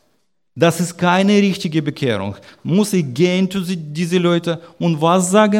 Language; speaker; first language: German; non-native, learner; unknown